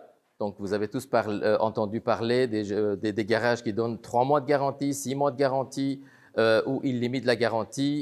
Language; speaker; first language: French; native; French